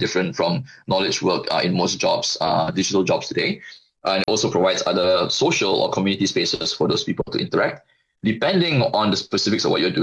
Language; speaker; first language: English; non-native, local second language; Malay